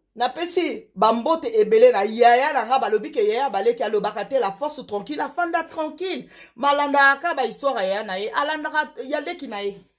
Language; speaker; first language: French; non-native, local second language; Lingala